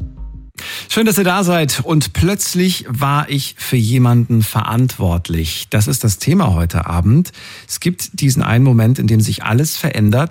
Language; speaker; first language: German; native; German